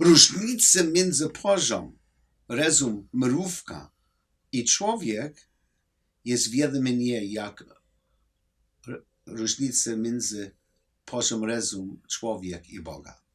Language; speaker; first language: Polish; non-native, learner; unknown